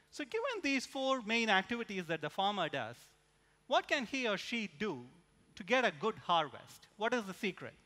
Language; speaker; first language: English; non-native, local second language; Tamil